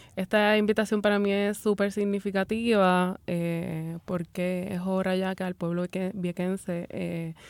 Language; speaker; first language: Spanish; native; Spanish